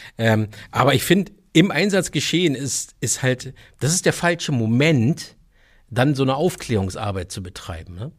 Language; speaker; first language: German; native; German